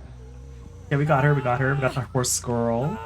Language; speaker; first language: English; native; English